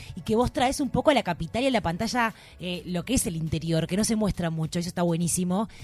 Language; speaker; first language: Spanish; native; Spanish